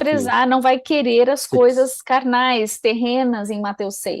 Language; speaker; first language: Portuguese; native; Portuguese